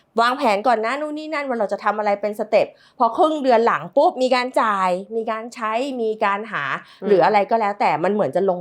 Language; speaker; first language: Thai; native; Thai